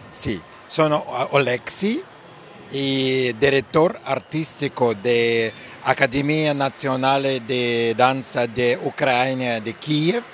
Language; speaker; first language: Portuguese; non-native, learner; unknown